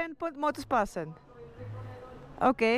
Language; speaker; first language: Spanish; non-native, learner; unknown